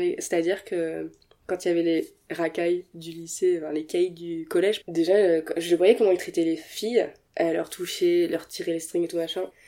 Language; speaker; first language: French; native; French